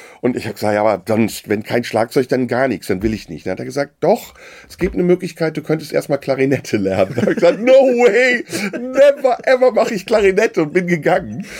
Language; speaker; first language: German; early bilingual, other home language; Turkish